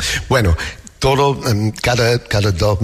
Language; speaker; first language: Spanish; non-native, learner; English